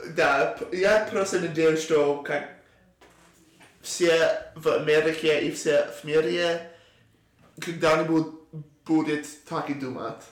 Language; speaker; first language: Russian; non-native, learner; English